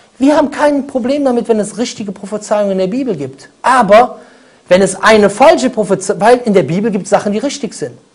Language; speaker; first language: German; native; German